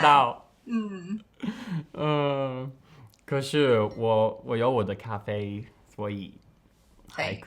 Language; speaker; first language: Chinese; non-native, learner; English